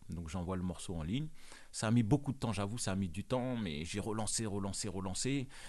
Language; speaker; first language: French; non-native, local second language; Bambara